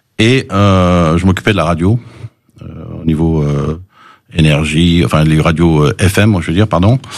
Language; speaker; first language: French; early bilingual, other home language; English